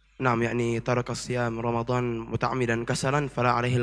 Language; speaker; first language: Arabic; non-native, fluent; Indonesian